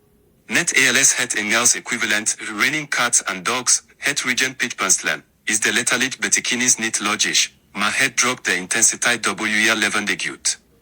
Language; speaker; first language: Dutch; non-native, learner; English